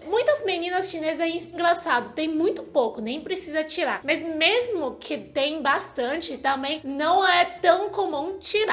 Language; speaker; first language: Portuguese; non-native, fluent; Chinese